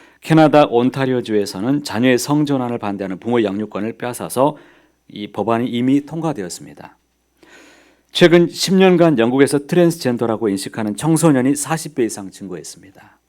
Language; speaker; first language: Korean; native; Korean